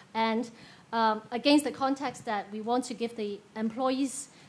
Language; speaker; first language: English; non-native, local second language; Cantonese